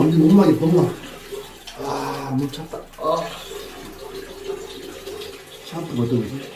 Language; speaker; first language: Korean; native; Korean